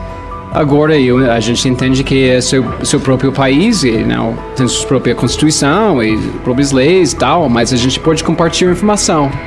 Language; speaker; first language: Portuguese; non-native, fluent; English